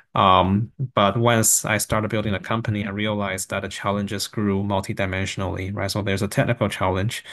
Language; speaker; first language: English; non-native, fluent; Chinese